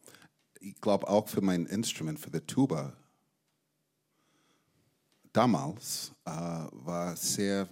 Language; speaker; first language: German; non-native, fluent; English